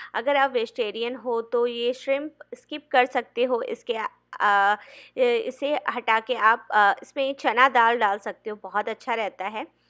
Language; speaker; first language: Hindi; non-native, local second language; Bangla